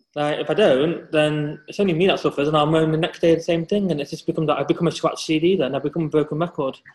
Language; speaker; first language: English; native; English